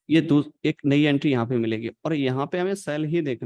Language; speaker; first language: Hindi; native; Hindi